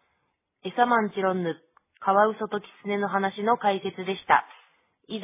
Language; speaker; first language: Japanese; native; Japanese